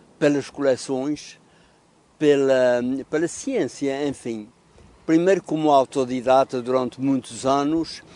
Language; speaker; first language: Portuguese; native; Portuguese